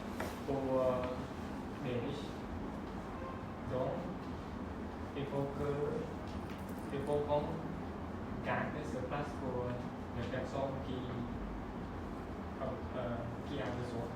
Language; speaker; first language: French; non-native, learner; Khmer